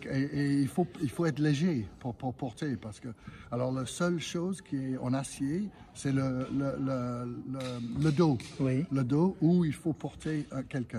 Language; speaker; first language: French; non-native, fluent; English